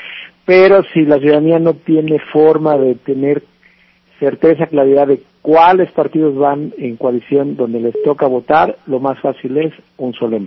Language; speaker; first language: Spanish; native; Spanish